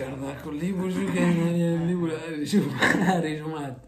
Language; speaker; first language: Indonesian; non-native, learner; Arabic